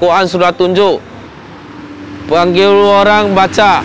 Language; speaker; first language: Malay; non-native, local second language; Min Nan Chinese